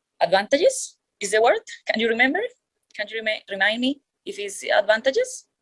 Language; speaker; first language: English; non-native, learner; Spanish